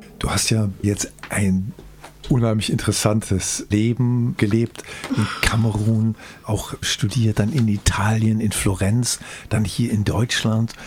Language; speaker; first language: German; native; German